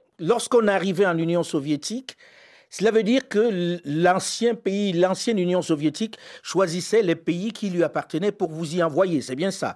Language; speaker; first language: French; native; French